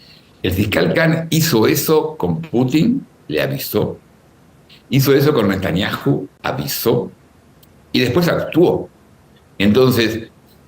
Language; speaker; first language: Spanish; native; Spanish